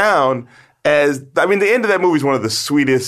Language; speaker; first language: English; native; English